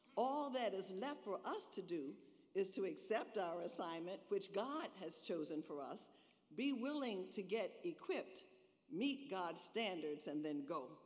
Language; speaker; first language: English; native; English